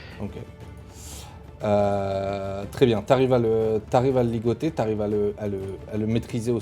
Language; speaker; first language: French; native; French